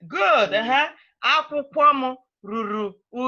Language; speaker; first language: Igbo; native; Igbo